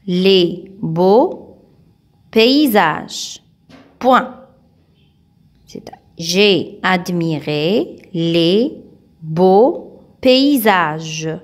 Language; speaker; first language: French; non-native, local second language; Arabic